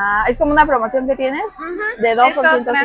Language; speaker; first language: Spanish; native; Spanish